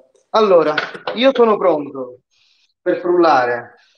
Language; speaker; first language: Italian; native; Italian